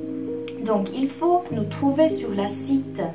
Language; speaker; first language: French; non-native, fluent; Czech